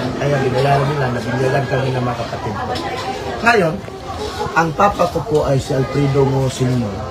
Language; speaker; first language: Filipino; non-native, local second language; Cebuano